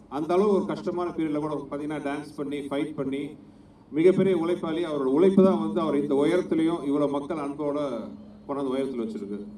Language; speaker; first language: Tamil; native; Tamil